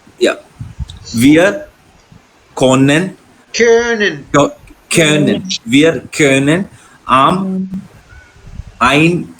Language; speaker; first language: German; non-native, learner; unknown